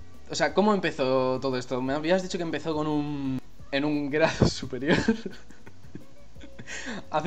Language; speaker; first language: Spanish; native; Spanish